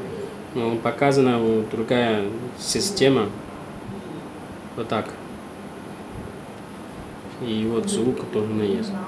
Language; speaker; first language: Russian; non-native, learner; Chinese